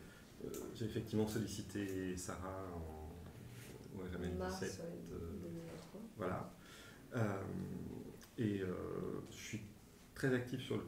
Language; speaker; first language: French; native; French